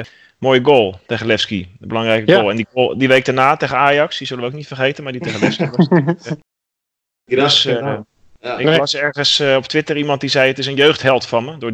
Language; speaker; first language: Dutch; native; Dutch